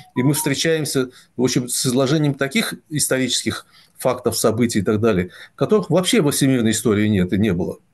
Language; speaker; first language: Russian; non-native, local second language; Azerbaijani